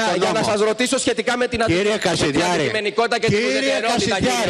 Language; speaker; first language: Greek; native; Greek